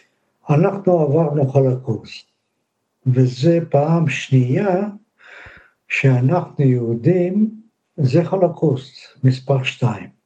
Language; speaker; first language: Hebrew; non-native, fluent; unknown